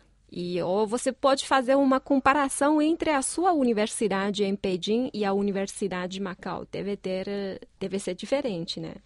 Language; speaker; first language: Portuguese; non-native, fluent; Chinese